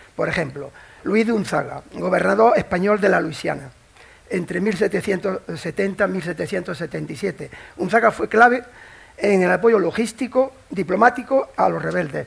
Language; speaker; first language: Spanish; native; Spanish